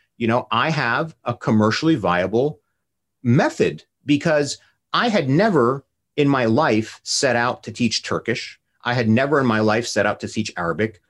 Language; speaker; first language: English; native; English